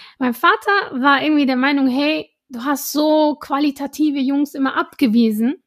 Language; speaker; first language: German; early bilingual, other home language; Arabic